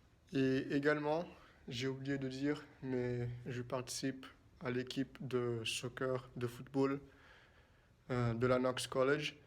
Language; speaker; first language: French; non-native, fluent; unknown